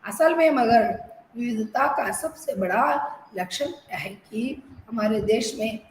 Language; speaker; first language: Hindi; non-native, local second language; Telugu